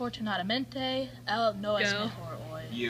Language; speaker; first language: Spanish; non-native, learner; English